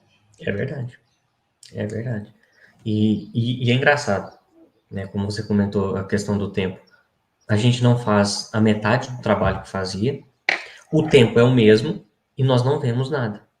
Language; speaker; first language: Portuguese; native; Portuguese